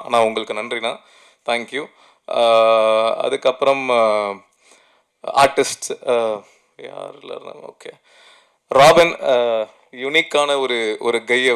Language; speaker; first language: Tamil; native; Tamil